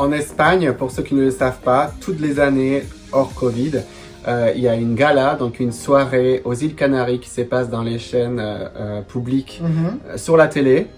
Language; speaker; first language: French; non-native, fluent; Spanish